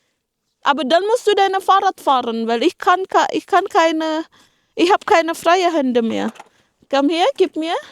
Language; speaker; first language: German; non-native, fluent; Indonesian